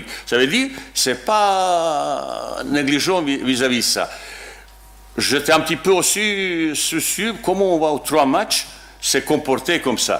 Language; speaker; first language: French; non-native, learner; Bosnian